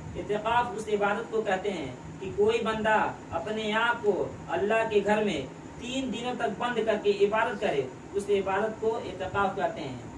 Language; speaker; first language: Urdu; native; Urdu